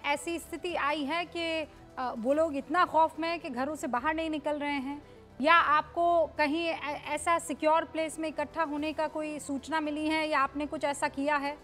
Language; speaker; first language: Hindi; native; Hindi